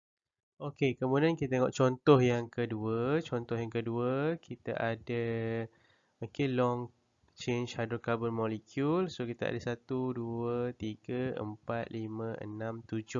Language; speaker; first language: Malay; native; Malay